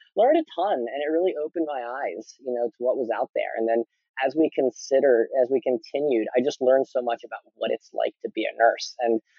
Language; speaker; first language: English; native; English